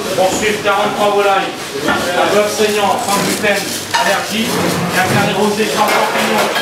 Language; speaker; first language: French; native; French